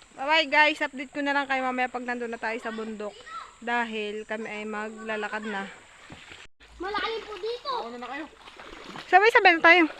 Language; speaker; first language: Filipino; native; Filipino